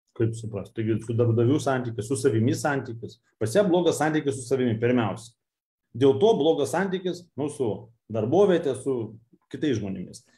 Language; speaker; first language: Lithuanian; non-native, local second language; Russian